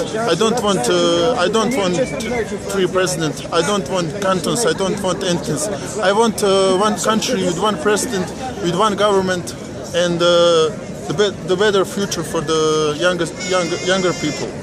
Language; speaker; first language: English; non-native, learner; Bosnian